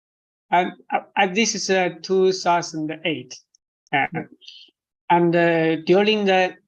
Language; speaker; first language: English; non-native, fluent; Chinese